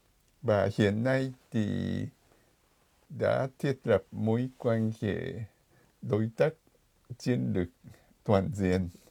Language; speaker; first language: Vietnamese; non-native, fluent; Japanese